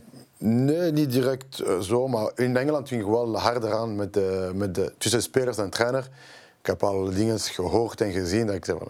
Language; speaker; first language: Dutch; non-native, local second language; French